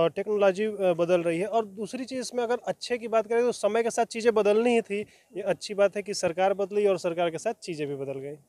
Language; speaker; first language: Hindi; native; Hindi